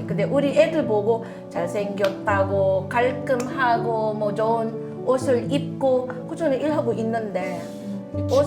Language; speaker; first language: Korean; non-native, fluent; Filipino